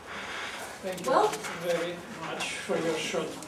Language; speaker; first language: English; non-native, fluent; Russian